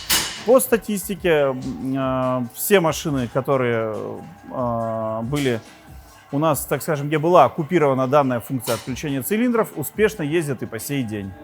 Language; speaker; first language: Russian; native; Russian